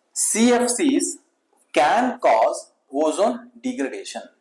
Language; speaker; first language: English; non-native, local second language; Kannada